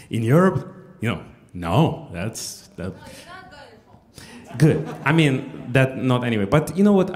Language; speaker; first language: English; non-native, fluent; Russian